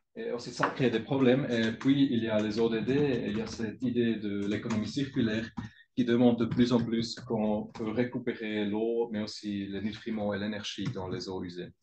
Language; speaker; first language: French; non-native, local second language; German